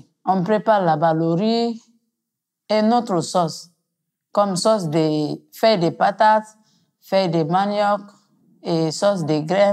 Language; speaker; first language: French; non-native, local second language; Mandingo